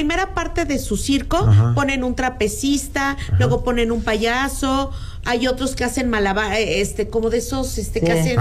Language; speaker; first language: Spanish; native; Spanish